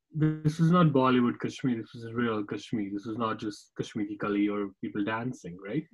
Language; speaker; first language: English; non-native, local second language; Kashmiri